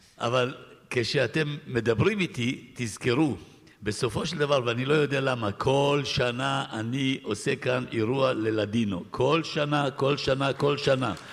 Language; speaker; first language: Hebrew; early bilingual, other home language; Arabic